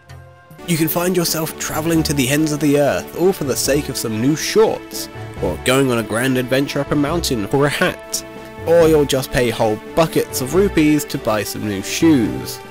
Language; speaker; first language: English; native; English